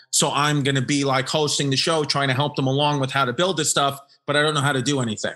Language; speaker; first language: English; native; English